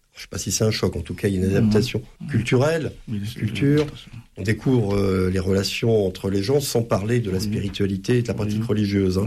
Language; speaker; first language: French; native; French